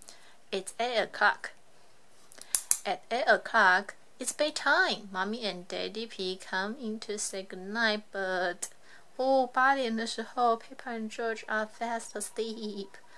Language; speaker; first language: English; non-native, fluent; Chinese